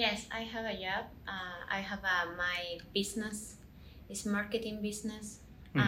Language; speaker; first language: English; non-native, learner; Spanish